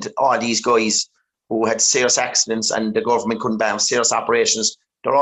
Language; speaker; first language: English; native; English